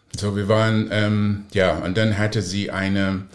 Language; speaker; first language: German; non-native, fluent; English